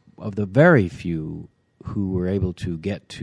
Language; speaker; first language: English; native; English